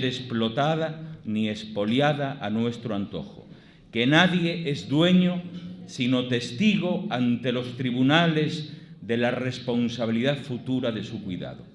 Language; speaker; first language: Spanish; native; Spanish